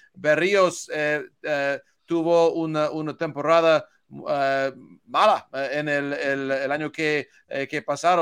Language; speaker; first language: Spanish; non-native, learner; English